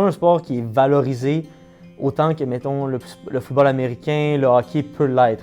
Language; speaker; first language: French; native; French